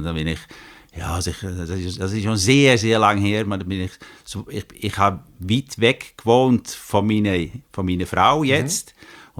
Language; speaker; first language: German; non-native, fluent; Dutch